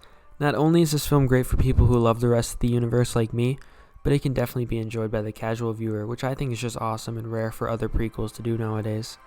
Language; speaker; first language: English; native; English